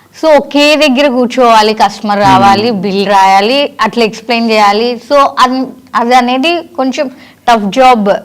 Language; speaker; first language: Telugu; native; Telugu